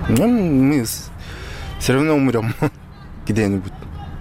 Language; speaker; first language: Russian; non-native, learner; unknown